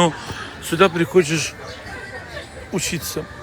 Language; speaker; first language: Russian; non-native, fluent; Azerbaijani